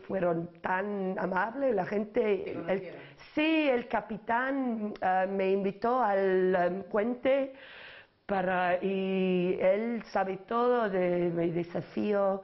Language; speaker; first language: Spanish; non-native, learner; English